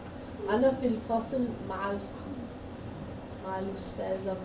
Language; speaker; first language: Arabic; non-native, learner; English